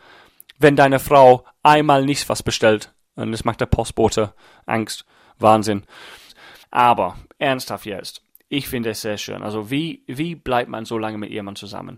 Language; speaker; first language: German; non-native, fluent; English